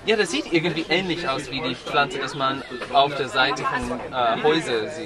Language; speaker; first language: German; non-native, fluent; English